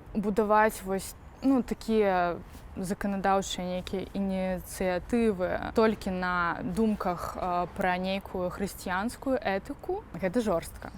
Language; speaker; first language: Belarusian; non-native, local second language; Russian